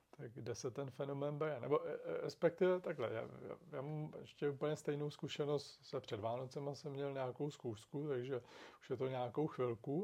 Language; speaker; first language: Czech; native; Czech